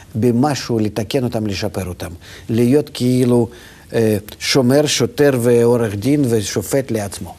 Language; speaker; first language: Hebrew; non-native, fluent; Russian